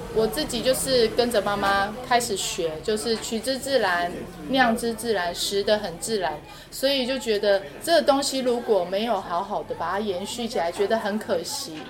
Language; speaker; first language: Chinese; non-native, local second language; Amis